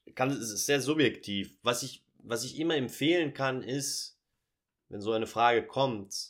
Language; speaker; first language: German; early bilingual, heritage; Portuguese